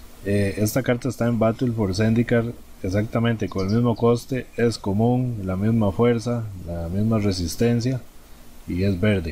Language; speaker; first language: Spanish; native; Spanish